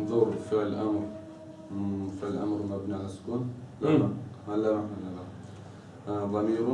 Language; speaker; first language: Arabic; non-native, learner; Chechen